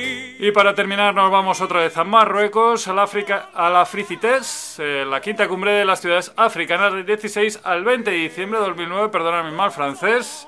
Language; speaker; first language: Spanish; native; Spanish